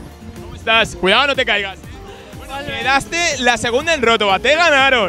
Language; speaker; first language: Spanish; native; Spanish